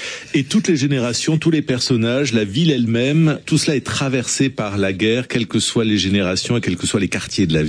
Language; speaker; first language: French; native; French